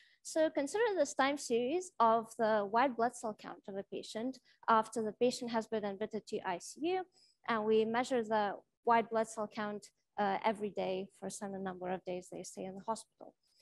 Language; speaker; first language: English; non-native, fluent; Lithuanian